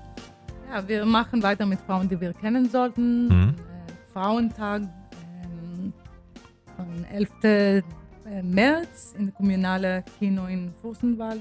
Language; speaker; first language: German; non-native, fluent; Hebrew